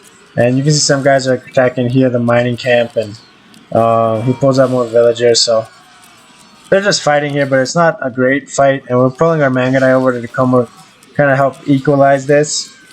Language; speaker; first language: English; native; English